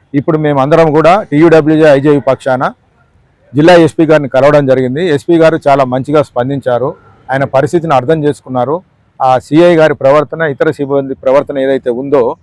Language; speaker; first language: Telugu; native; Telugu